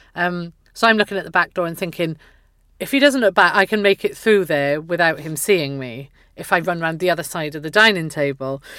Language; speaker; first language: English; native; English